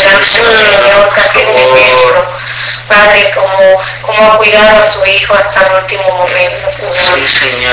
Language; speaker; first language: Spanish; native; Spanish